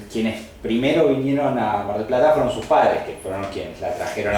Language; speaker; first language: Spanish; native; Spanish